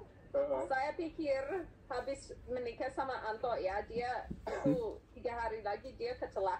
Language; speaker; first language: Indonesian; non-native, fluent; English